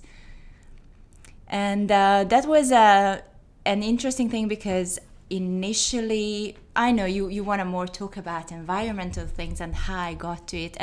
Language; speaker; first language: English; non-native, fluent; Hungarian